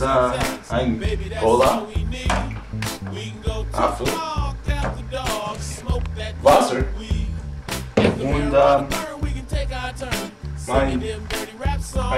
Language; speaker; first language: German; non-native, learner; English